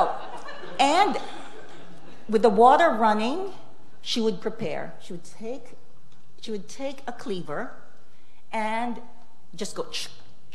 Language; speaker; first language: English; non-native, local second language; Filipino